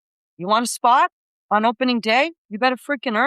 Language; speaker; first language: English; native; English